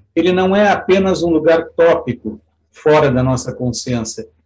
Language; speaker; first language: Portuguese; native; Portuguese